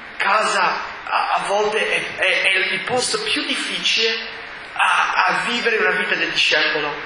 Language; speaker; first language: Italian; non-native, fluent; English